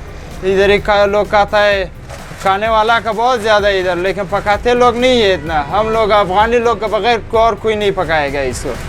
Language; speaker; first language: Hindi; non-native, learner; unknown